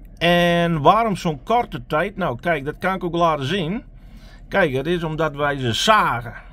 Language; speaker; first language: Dutch; non-native, local second language; Western Frisian